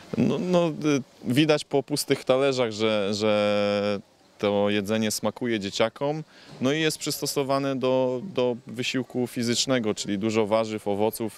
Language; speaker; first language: Polish; native; Polish